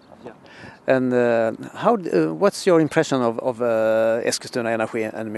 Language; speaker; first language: English; non-native, fluent; Swedish